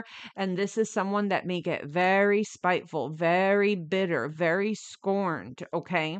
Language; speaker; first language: English; native; English